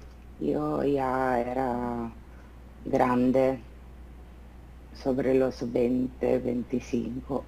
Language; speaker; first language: Spanish; non-native, fluent; Italian